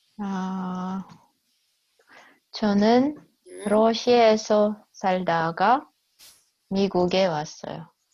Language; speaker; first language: Korean; non-native, learner; Russian